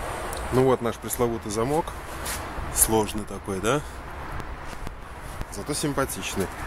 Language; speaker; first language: Russian; native; Russian